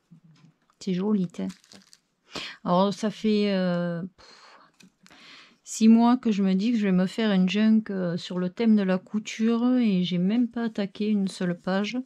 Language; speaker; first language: French; native; French